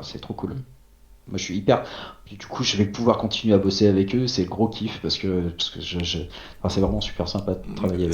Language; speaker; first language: French; native; French